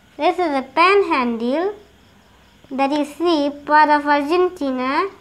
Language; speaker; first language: English; non-native, local second language; Bangla